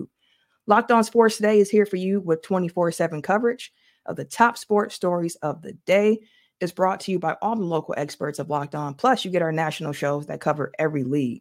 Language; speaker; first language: English; native; English